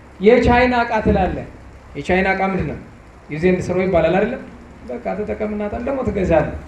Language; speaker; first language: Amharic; native; Amharic